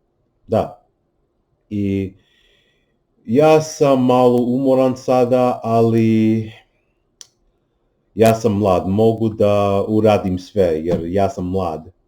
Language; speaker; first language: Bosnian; non-native, learner; English